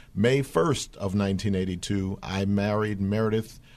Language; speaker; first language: English; native; English